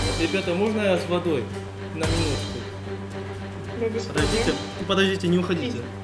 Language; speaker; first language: Russian; non-native, learner; Korean